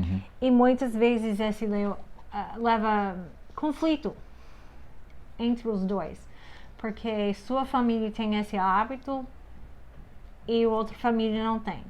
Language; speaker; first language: Portuguese; non-native, fluent; English